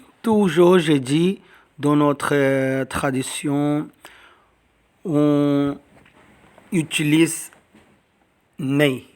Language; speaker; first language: French; non-native, learner; Tamil